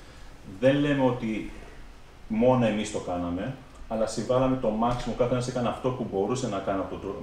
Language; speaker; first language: Greek; native; Greek